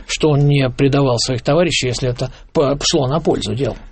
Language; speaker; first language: Russian; native; Russian